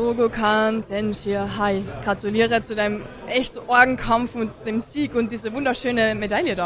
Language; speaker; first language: German; native; German